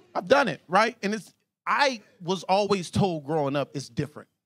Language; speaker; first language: English; native; English